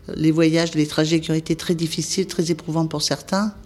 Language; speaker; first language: French; native; French